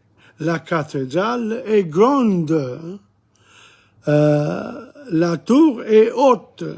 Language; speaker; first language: French; non-native, fluent; English